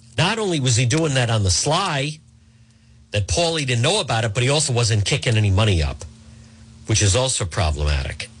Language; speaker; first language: English; native; English